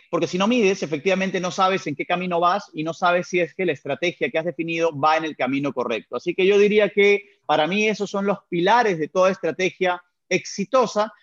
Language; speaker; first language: Spanish; native; Spanish